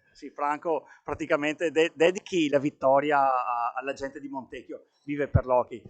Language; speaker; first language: Italian; native; Italian